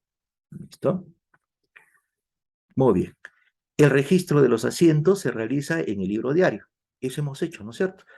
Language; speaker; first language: Spanish; native; Spanish